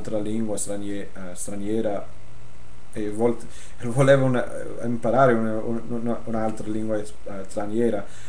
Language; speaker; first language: Italian; non-native, learner; English